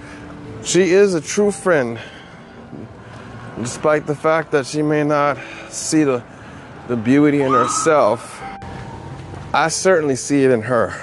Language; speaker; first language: English; native; English